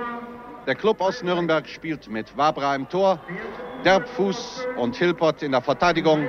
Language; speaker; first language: German; native; German